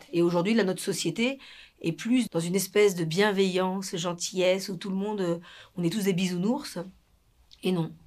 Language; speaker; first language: French; non-native, fluent; Spanish